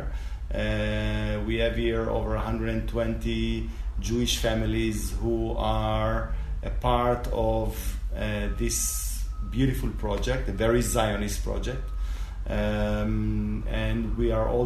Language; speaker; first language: English; non-native, fluent; Spanish